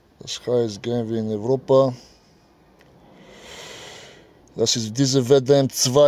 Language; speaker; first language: German; non-native, learner; Bulgarian